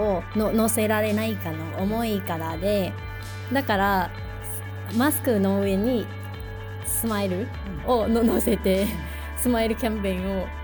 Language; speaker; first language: Japanese; non-native, fluent; Thai